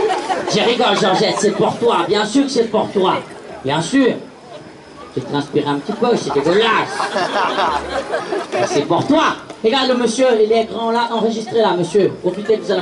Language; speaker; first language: French; non-native, fluent; Portuguese